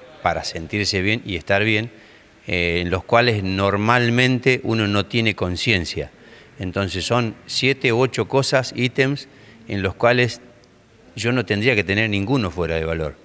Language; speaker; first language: Spanish; native; Spanish